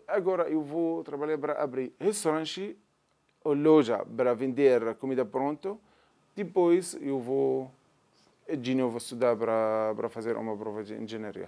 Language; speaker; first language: Portuguese; non-native, learner; Arabic